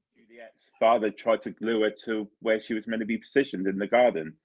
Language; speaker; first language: English; early bilingual, other home language; Italian